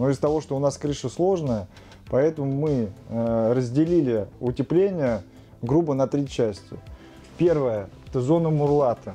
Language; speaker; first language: Russian; native; Russian